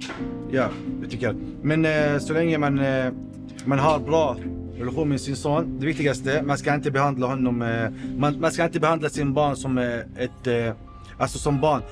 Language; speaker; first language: Swedish; non-native, learner; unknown